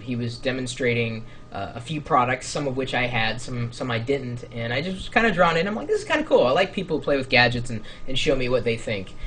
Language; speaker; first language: English; native; English